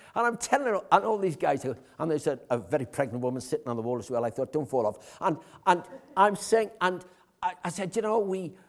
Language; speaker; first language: English; native; English